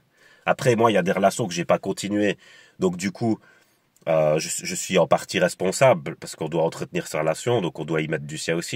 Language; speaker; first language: French; native; French